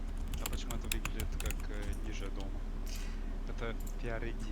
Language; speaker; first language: Russian; non-native, learner; English